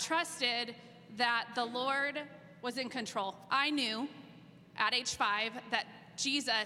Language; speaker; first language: English; native; English